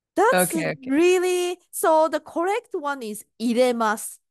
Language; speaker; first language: English; non-native, fluent; Japanese